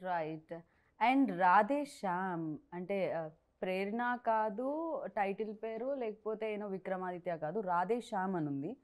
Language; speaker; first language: Telugu; native; Telugu